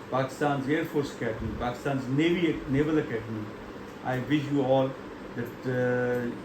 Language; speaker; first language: English; non-native, local second language; Urdu